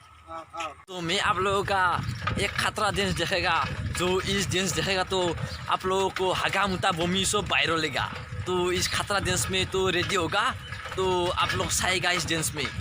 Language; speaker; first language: Hindi; non-native, local second language; Assamese